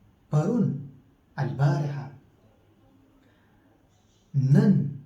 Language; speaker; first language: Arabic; non-native, fluent; Pashto